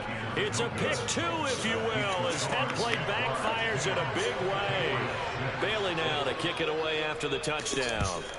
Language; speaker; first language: English; native; English